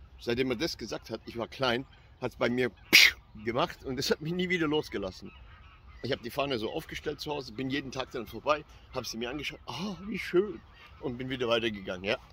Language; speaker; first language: German; early bilingual, other home language; Albanian